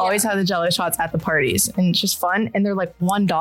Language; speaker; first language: English; native; English